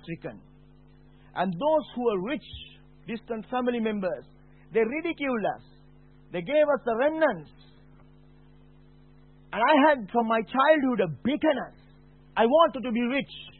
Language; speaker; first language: English; non-native, local second language; Sinhala